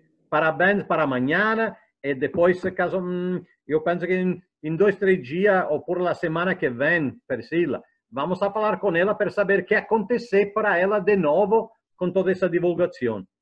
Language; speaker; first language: Portuguese; non-native, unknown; Italian